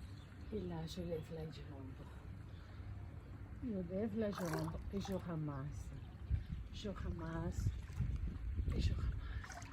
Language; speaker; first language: French; non-native, fluent; Spanish